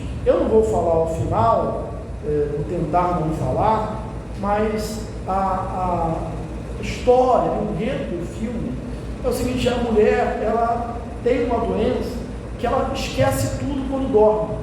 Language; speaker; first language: Portuguese; native; Portuguese